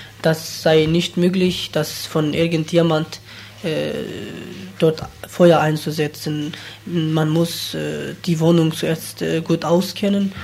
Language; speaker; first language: German; non-native, learner; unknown